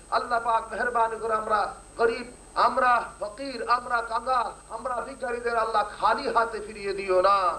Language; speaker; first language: Bangla; non-native, fluent; Urdu